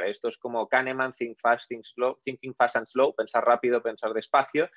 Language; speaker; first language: Spanish; native; Spanish